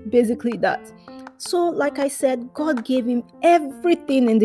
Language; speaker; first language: English; non-native, local second language; Yoruba